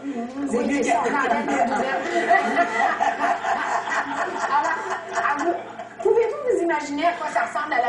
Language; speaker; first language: French; native; French